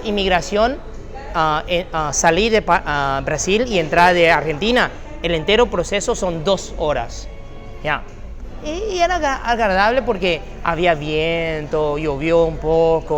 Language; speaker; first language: Spanish; non-native, fluent; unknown